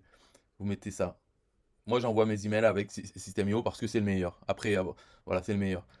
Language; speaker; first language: French; native; French